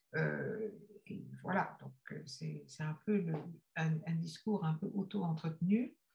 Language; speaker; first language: French; native; French